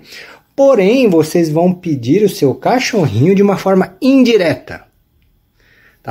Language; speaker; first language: Portuguese; native; Portuguese